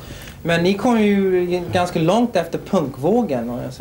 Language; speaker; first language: Swedish; native; Swedish